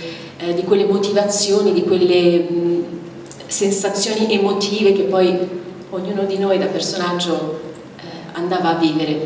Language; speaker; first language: Italian; native; Italian